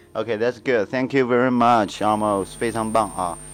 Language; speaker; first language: English; non-native, fluent; Chinese